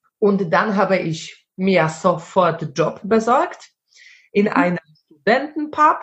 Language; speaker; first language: German; non-native, fluent; Polish